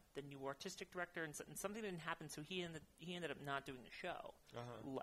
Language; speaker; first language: English; native; English